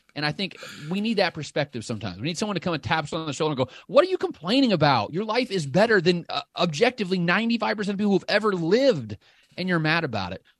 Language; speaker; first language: English; native; English